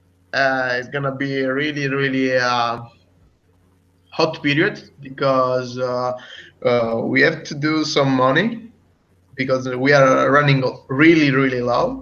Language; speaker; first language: English; non-native, fluent; Italian